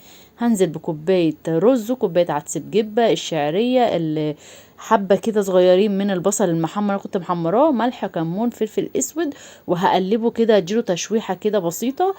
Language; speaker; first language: Arabic; native; Arabic